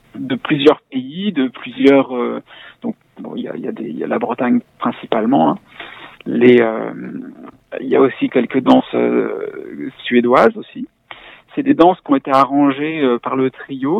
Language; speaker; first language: French; native; French